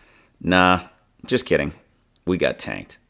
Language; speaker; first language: English; native; English